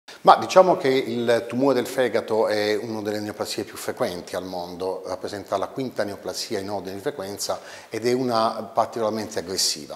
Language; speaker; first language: Italian; native; Italian